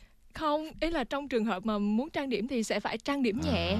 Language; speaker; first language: Vietnamese; native; Vietnamese